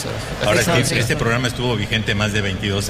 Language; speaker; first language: Spanish; native; Spanish